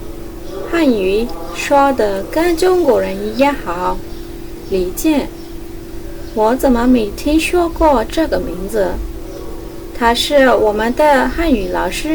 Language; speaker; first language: Chinese; non-native, fluent; Burmese